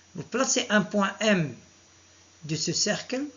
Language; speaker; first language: French; non-native, local second language; Arabic